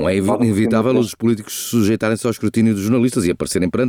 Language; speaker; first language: Portuguese; native; Portuguese